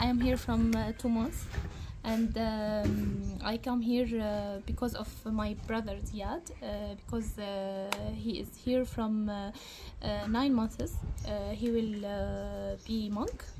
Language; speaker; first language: English; non-native, learner; Arabic